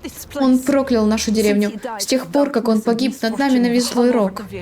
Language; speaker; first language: Russian; native; Russian